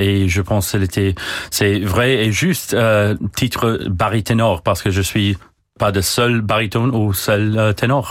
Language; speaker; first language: French; non-native, learner; English